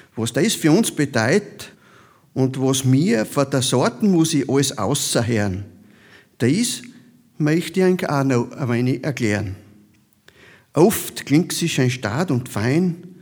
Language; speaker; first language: German; native; German